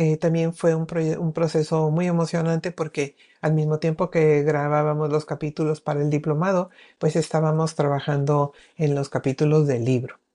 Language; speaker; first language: Spanish; native; Spanish